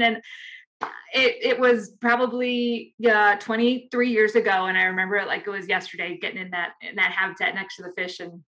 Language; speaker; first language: English; native; English